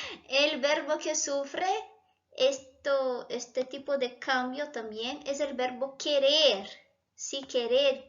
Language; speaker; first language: Spanish; non-native, fluent; Portuguese